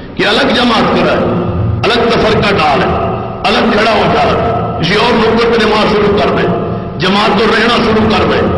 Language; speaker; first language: Urdu; non-native, local second language; Punjabi